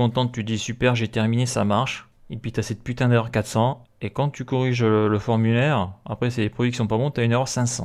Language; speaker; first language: French; native; French